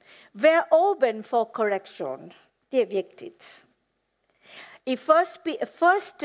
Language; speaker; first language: Danish; non-native, fluent; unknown